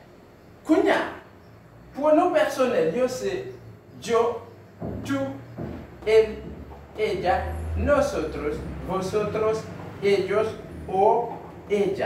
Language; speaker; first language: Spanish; non-native, learner; Haitian Creole